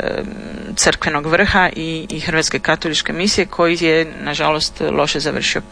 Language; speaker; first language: Serbian; native; Serbian